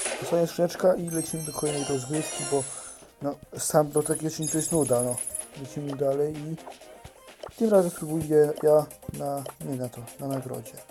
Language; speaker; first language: Polish; native; Polish